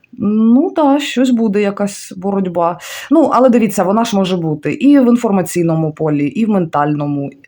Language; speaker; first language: Ukrainian; non-native, local second language; Russian